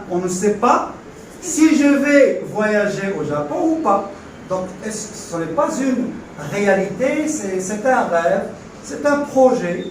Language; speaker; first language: French; non-native, local second language; Arabic